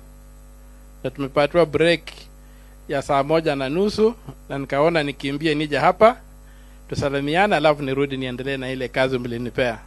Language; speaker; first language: Swahili; non-native, local second language; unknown